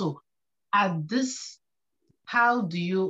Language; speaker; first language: English; non-native, local second language; Yoruba